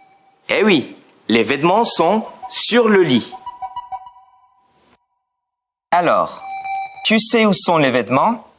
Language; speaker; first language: French; non-native, fluent; Spanish